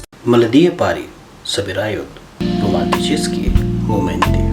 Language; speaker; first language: Russian; non-native, learner; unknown